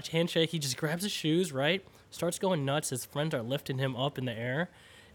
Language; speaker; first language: English; native; English